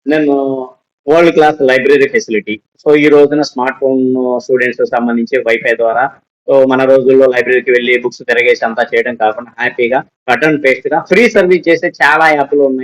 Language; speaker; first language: Telugu; native; Telugu